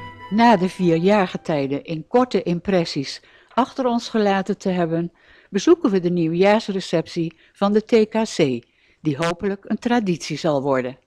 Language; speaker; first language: Dutch; native; Dutch